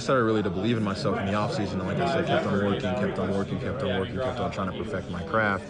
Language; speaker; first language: English; native; English